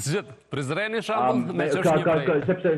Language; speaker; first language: Albanian; native; Albanian